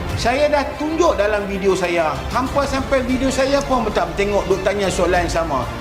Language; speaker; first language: Malay; native; Malay